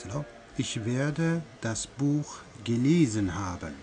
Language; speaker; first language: German; non-native, fluent; Persian